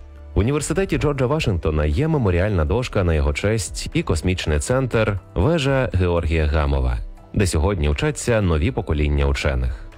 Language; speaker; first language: Ukrainian; native; Ukrainian